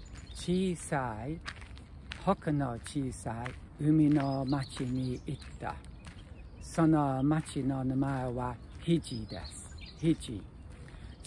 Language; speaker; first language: Japanese; non-native, learner; English